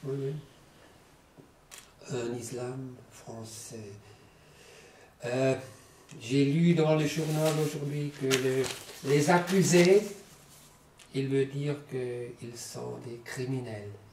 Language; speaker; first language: French; non-native, learner; German